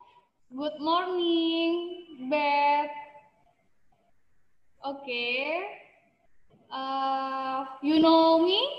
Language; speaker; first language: English; non-native, learner; Indonesian